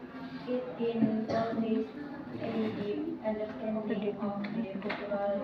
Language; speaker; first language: English; non-native, learner; Indonesian